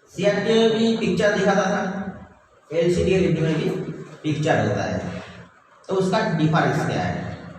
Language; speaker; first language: Hindi; non-native, local second language; Bangla